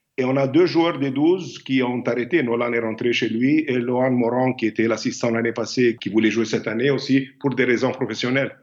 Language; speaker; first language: French; non-native, fluent; Arabic